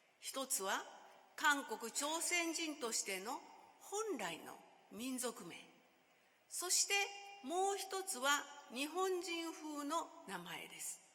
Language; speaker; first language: Japanese; native; Japanese